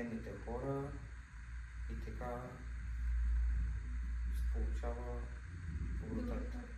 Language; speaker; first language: Bulgarian; non-native, local second language; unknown